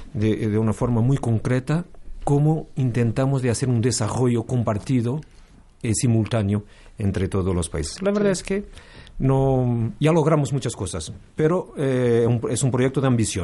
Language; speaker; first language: Spanish; non-native, fluent; Portuguese